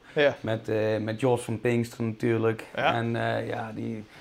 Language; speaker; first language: Dutch; native; Dutch